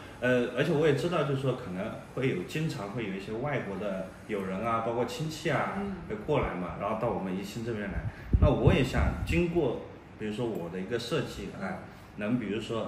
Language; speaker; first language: Chinese; native; Chinese